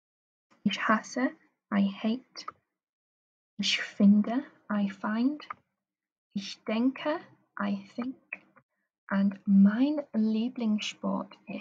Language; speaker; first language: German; non-native, fluent; English